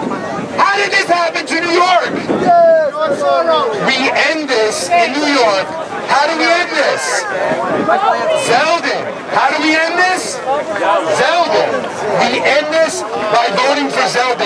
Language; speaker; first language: English; native; English